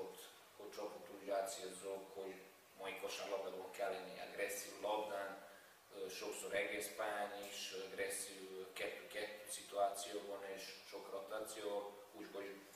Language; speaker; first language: Hungarian; non-native, learner; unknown